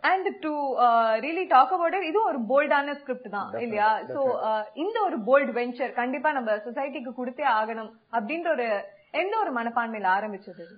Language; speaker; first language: Tamil; native; Tamil